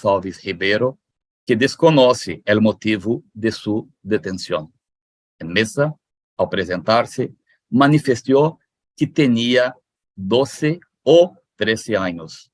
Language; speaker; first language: Spanish; non-native, fluent; Portuguese